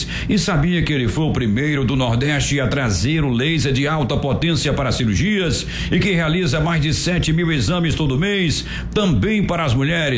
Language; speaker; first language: Portuguese; native; Portuguese